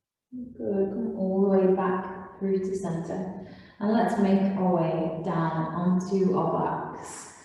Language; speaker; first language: English; native; English